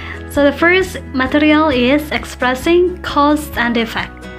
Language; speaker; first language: English; non-native, fluent; Indonesian